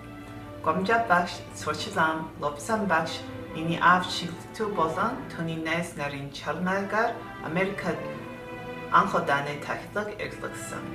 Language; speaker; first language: Mongolian; early bilingual, heritage; Mongolian